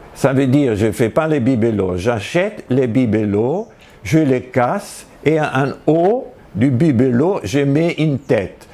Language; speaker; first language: French; non-native, fluent; Spanish